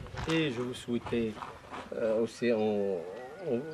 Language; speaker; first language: French; non-native, local second language; Arabic